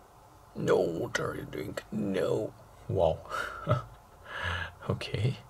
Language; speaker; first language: English; non-native, learner; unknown